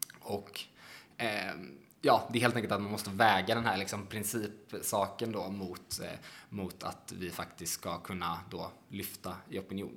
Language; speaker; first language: Swedish; native; Swedish